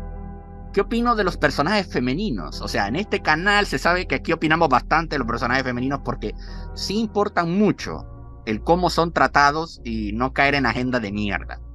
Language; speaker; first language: Spanish; native; Spanish